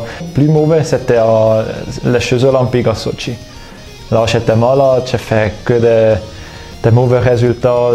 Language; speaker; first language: French; non-native, local second language; German